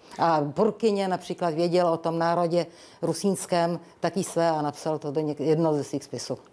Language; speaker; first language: Czech; early bilingual, other home language; Rusyn